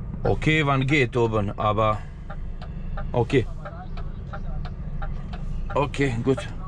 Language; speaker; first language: German; non-native, learner; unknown